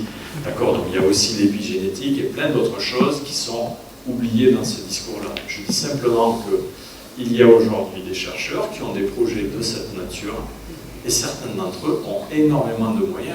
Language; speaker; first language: French; native; French